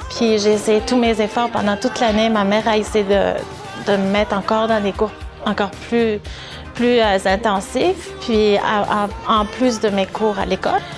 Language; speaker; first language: French; early bilingual, other home language; Arabic